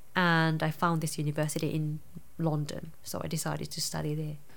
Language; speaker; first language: English; non-native, fluent; Japanese